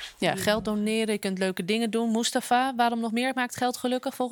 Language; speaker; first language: Dutch; native; Dutch